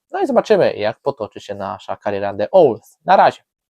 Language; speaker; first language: Polish; native; Polish